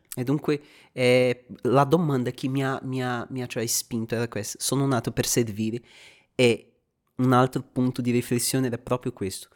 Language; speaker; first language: Italian; non-native, fluent; Portuguese